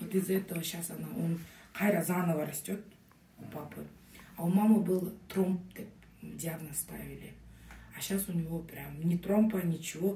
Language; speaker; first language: Russian; non-native, local second language; Kyrgyz